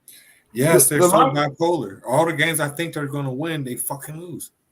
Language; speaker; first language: English; native; English